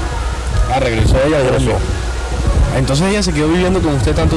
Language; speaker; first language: Spanish; native; Spanish